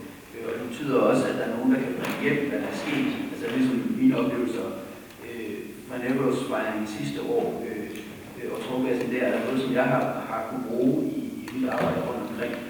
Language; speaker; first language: Danish; native; Danish